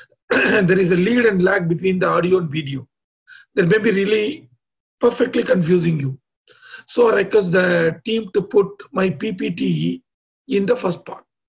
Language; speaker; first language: English; non-native, local second language; Tamil